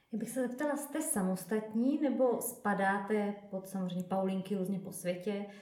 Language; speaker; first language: Czech; native; Czech